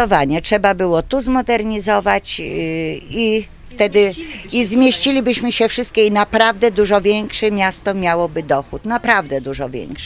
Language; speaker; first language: Polish; native; Polish